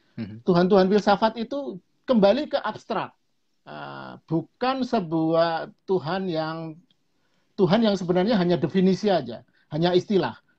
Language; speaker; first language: Indonesian; non-native, local second language; Javanese